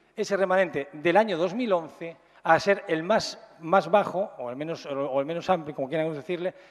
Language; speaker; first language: Spanish; native; Spanish